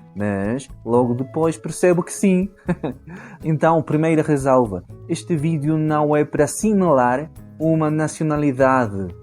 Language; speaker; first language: Portuguese; non-native, fluent; Spanish